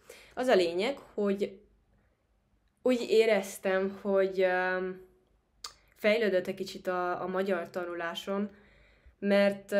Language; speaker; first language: Hungarian; non-native, fluent; Spanish